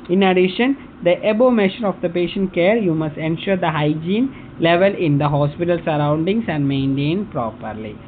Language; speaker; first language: English; non-native, local second language; Malayalam